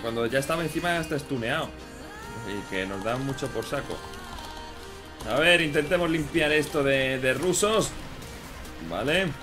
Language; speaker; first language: Spanish; native; Spanish